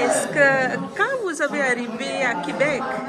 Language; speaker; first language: French; non-native, learner; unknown